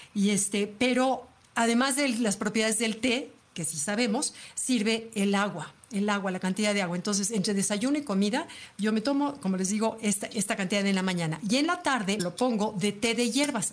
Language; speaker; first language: Spanish; native; Spanish